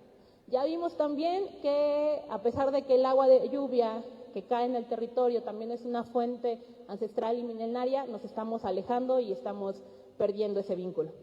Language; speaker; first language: Spanish; native; Spanish